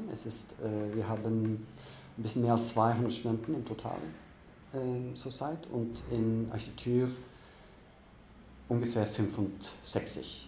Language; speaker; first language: German; non-native, fluent; Norwegian